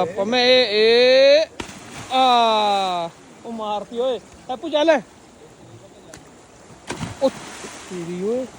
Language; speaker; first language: Punjabi; native; Punjabi